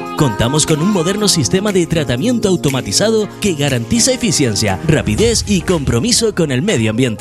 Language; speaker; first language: Spanish; native; Spanish